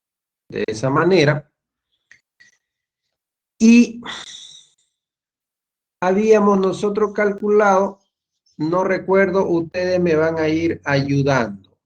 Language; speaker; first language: Spanish; native; Spanish